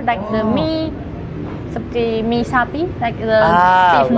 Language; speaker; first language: English; non-native, fluent; Chinese